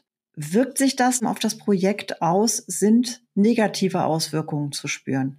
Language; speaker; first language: German; native; German